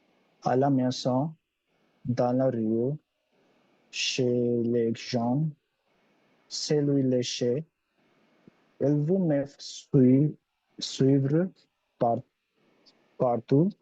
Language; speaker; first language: French; non-native, learner; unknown